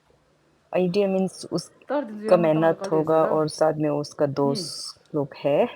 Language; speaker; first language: Hindi; non-native, local second language; Tibetan